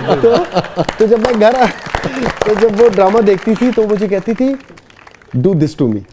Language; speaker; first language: Urdu; non-native, local second language; Pashto